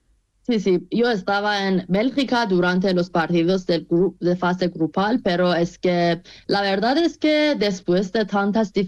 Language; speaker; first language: Spanish; non-native, fluent; Persian